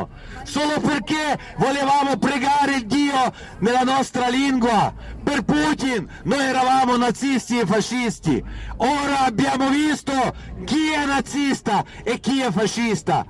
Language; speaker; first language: Italian; non-native, fluent; Ukrainian